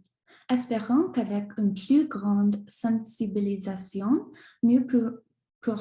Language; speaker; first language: French; non-native, learner; English